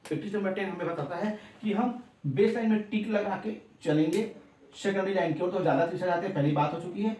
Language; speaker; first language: Hindi; native; Hindi